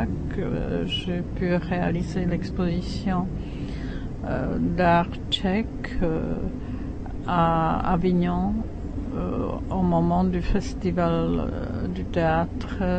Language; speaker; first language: French; non-native, fluent; Czech